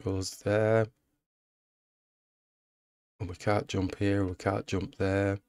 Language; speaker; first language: English; native; English